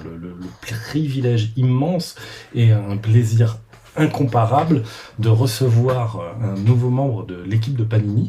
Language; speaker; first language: French; native; French